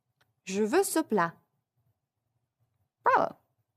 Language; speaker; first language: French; non-native, fluent; English